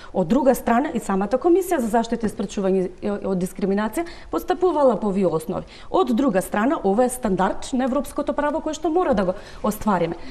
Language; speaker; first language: Macedonian; native; Macedonian